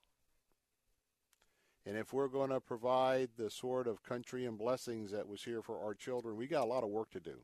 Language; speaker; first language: English; native; English